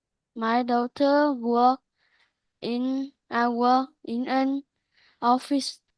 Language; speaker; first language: English; non-native, learner; Vietnamese